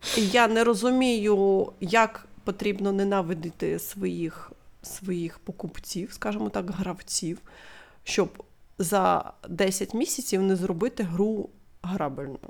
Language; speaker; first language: Ukrainian; non-native, local second language; Russian